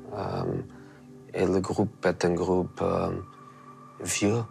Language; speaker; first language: French; non-native, fluent; Portuguese